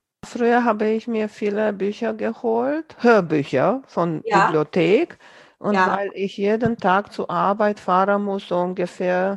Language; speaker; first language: German; non-native, fluent; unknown